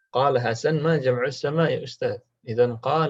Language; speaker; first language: Arabic; non-native, fluent; Indonesian